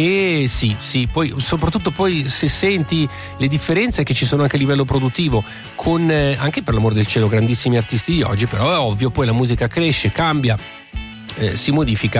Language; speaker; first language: Italian; native; Italian